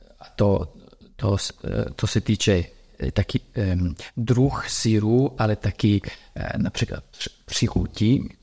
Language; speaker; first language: Czech; non-native, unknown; Italian